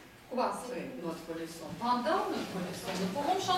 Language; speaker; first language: French; non-native, fluent; Russian